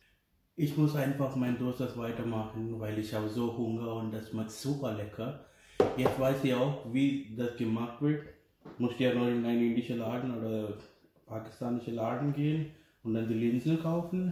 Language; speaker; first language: German; non-native, learner; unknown